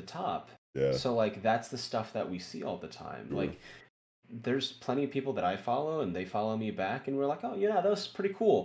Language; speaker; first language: English; native; English